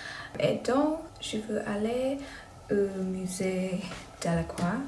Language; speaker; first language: French; non-native, learner; English